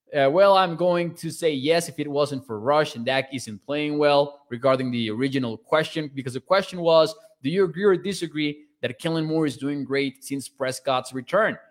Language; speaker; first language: English; non-native, fluent; Spanish